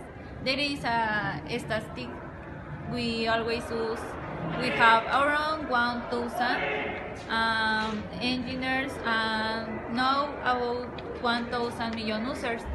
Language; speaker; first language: English; non-native, learner; Spanish